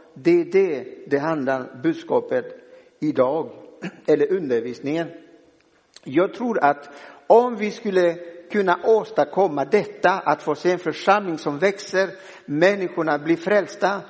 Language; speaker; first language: Swedish; non-native, fluent; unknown